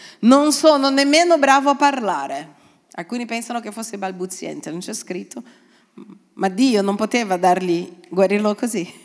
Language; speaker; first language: Italian; non-native, fluent; Portuguese